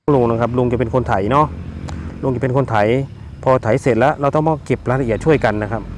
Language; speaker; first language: Thai; non-native, local second language; Northeastern Thai